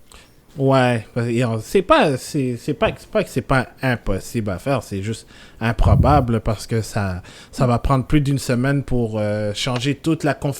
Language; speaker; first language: French; native; French